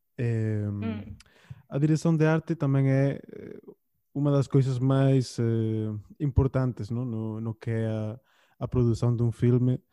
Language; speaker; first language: Portuguese; native; Portuguese